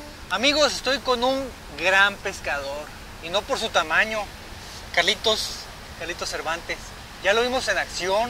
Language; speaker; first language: Spanish; native; Spanish